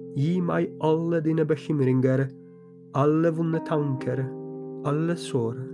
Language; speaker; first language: Norwegian; non-native, fluent; Polish